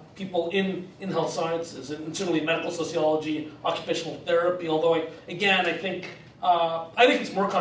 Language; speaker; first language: English; native; English